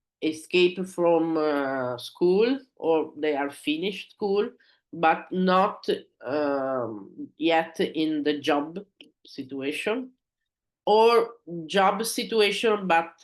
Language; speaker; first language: English; non-native, learner; Italian